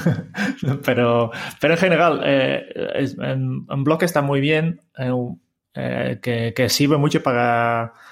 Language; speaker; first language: Spanish; non-native, fluent; Dutch